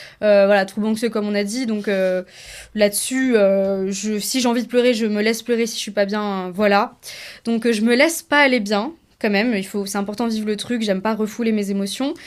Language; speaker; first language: French; native; French